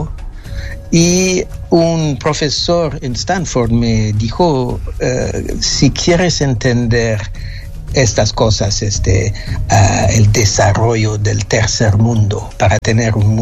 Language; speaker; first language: Spanish; non-native, fluent; French